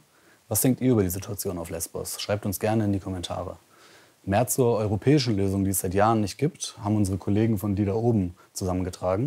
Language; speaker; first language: German; native; German